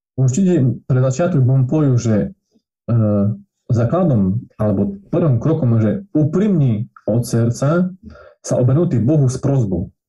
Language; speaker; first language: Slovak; non-native, local second language; Rusyn